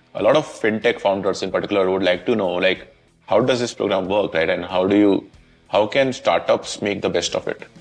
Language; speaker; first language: English; non-native, local second language; Hindi